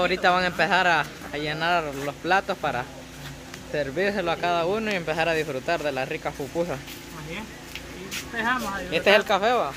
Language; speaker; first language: Spanish; native; Spanish